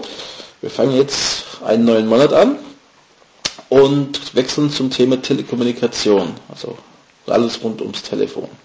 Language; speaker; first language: German; non-native, fluent; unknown